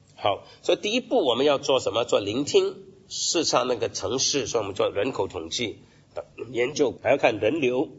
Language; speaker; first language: Chinese; non-native, local second language; Cantonese